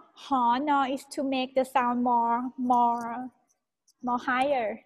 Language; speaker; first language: English; non-native, fluent; Thai